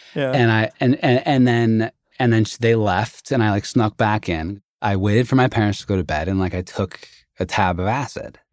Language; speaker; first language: English; native; English